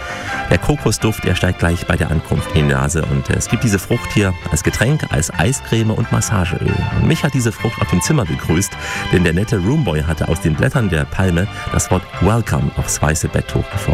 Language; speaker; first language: German; native; German